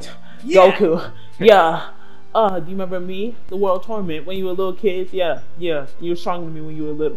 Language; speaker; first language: English; native; English